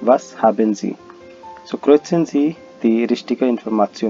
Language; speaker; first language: German; non-native, fluent; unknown